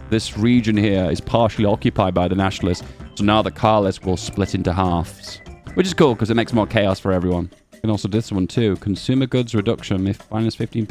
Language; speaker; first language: English; native; English